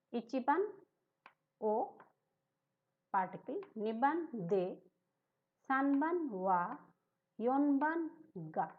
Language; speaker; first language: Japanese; non-native, fluent; Hindi